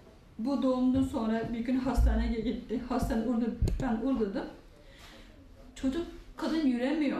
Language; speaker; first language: Turkish; non-native, learner; Uyghur